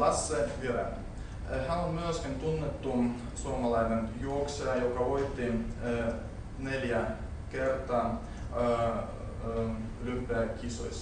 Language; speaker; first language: Finnish; non-native, learner; Russian